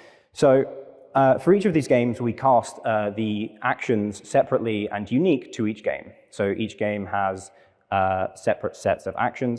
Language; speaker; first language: English; native; English